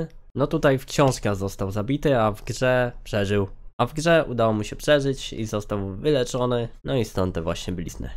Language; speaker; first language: Polish; native; Polish